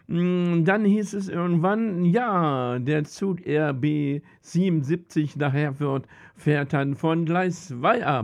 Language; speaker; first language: German; native; German